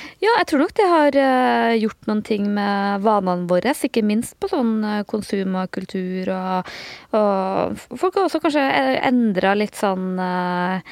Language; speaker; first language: Norwegian; native; Norwegian